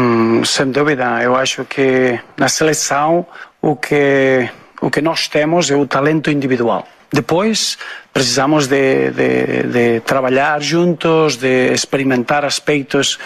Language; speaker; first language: Portuguese; non-native, fluent; Spanish